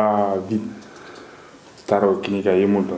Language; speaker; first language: Russian; non-native, learner; Kyrgyz